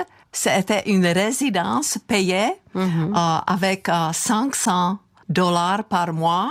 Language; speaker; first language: French; non-native, fluent; Czech